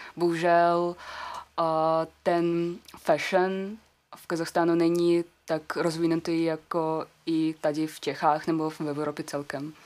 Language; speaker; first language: Czech; non-native, fluent; Kazakh